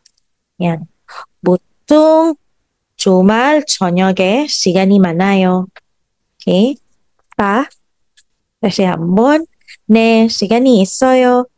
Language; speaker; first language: Korean; non-native, fluent; Filipino